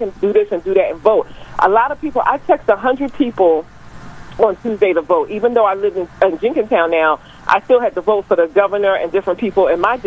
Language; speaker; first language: English; native; English